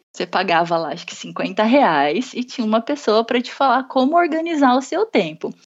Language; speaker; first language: Portuguese; native; Portuguese